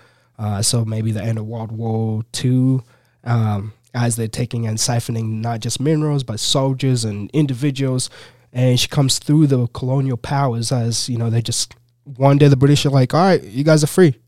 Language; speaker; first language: English; non-native, local second language; Ganda